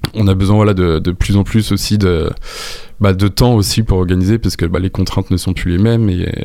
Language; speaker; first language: French; native; French